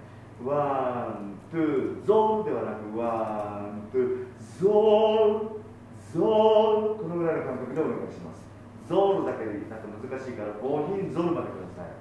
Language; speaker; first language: Japanese; native; Japanese